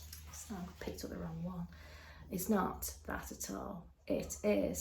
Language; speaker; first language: English; native; English